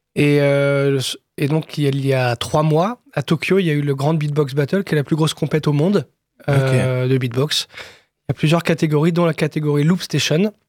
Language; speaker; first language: French; native; French